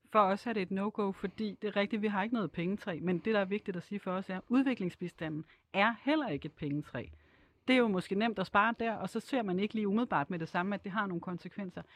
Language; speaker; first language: Danish; native; Danish